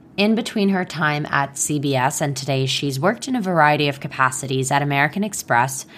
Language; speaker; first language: English; non-native, fluent; Hebrew